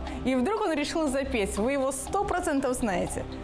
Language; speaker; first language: Russian; native; Russian